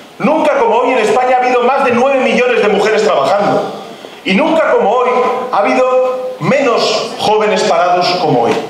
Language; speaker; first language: Spanish; native; Spanish